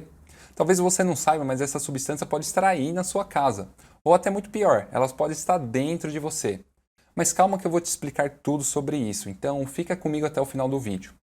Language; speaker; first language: Portuguese; native; Portuguese